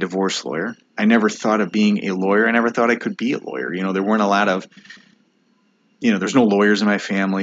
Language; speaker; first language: English; native; English